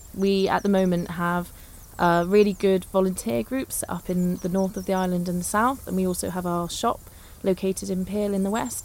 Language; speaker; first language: English; native; English